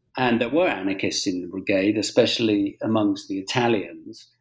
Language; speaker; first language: English; native; English